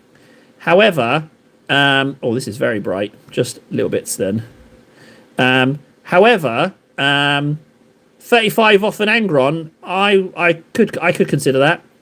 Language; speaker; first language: English; native; English